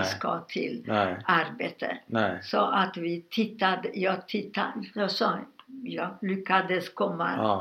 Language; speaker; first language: Swedish; non-native, fluent; Hungarian